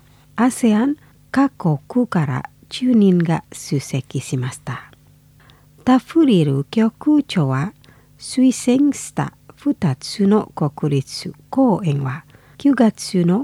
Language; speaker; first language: Japanese; non-native, fluent; Indonesian